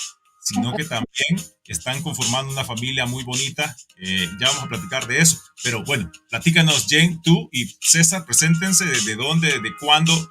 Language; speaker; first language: Spanish; native; Spanish